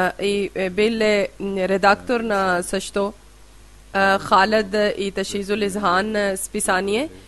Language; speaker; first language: Bulgarian; non-native, learner; Urdu